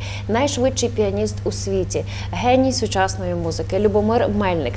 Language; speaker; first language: Ukrainian; native; Ukrainian